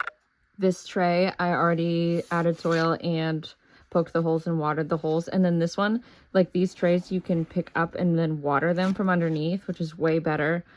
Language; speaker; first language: English; native; English